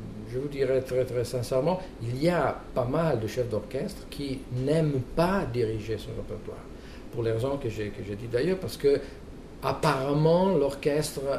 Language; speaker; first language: French; non-native, fluent; Italian